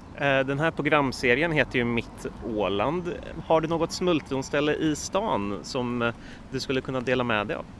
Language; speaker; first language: Swedish; native; Swedish